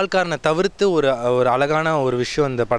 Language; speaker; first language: Tamil; native; Tamil